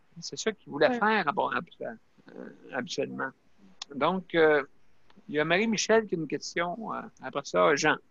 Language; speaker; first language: French; native; French